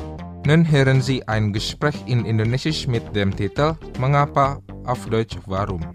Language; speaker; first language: German; non-native, fluent; Indonesian